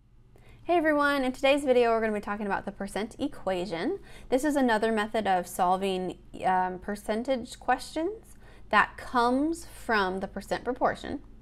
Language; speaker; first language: English; native; English